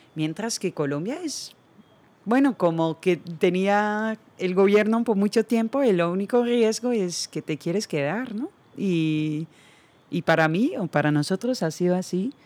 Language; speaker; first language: Spanish; non-native, fluent; Dutch